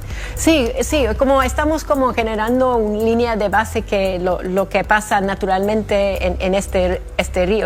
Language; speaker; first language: Spanish; non-native, fluent; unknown